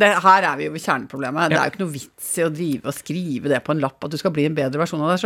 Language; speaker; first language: Norwegian; native; Norwegian